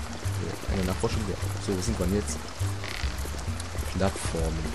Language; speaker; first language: German; native; German